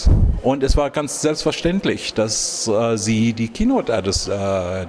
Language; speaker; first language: German; non-native, fluent; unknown